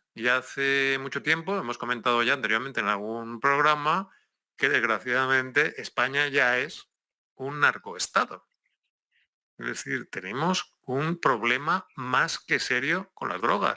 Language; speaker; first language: Spanish; native; Spanish